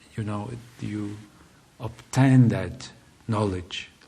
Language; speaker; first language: English; non-native, fluent; Mongolian